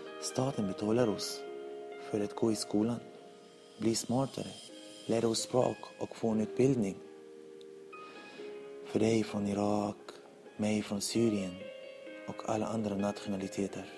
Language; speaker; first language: Swedish; non-native, learner; Arabic